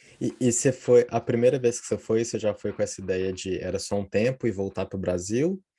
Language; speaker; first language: Portuguese; native; Portuguese